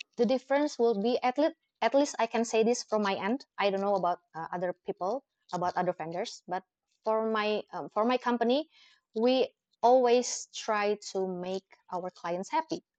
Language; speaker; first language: English; non-native, fluent; Indonesian